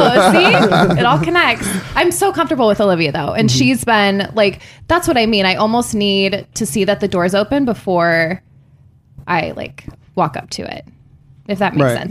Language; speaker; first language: English; native; English